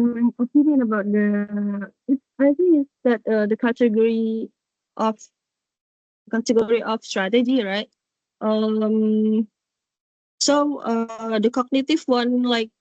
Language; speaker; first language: English; non-native, learner; Indonesian